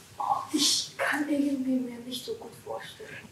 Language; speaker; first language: German; non-native, learner; Japanese